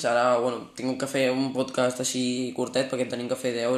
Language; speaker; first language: Catalan; non-native, local second language; Spanish